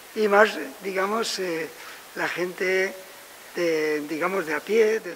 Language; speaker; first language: Spanish; non-native, local second language; Catalan